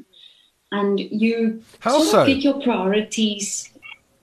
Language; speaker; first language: English; non-native, local second language; Afrikaans